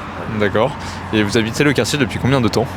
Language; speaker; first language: French; native; French